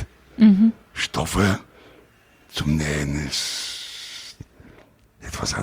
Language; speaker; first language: German; non-native, learner; Italian